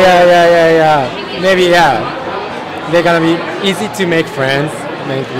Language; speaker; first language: English; non-native, learner; Japanese